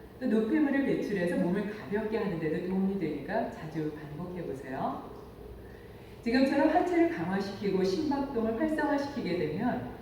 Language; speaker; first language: Korean; native; Korean